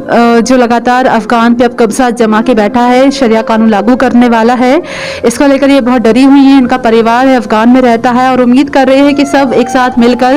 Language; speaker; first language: Hindi; native; Hindi